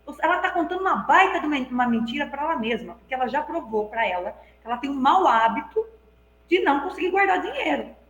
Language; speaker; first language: Portuguese; native; Portuguese